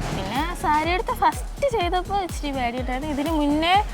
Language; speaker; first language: Malayalam; native; Malayalam